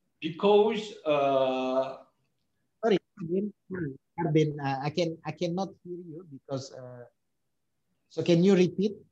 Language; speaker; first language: English; non-native, learner; Korean